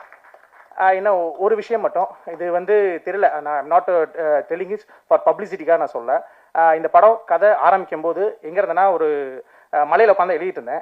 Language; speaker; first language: Tamil; native; Tamil